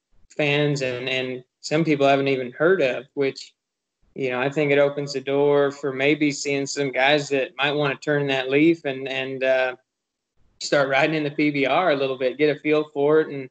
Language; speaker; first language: English; native; English